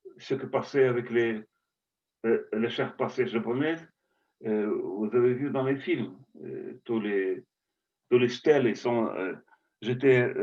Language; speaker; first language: French; non-native, fluent; Russian